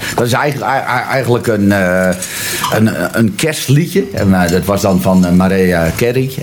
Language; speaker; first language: Dutch; native; Dutch